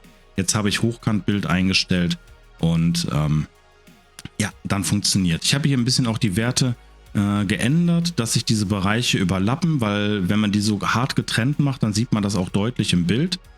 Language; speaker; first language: German; native; German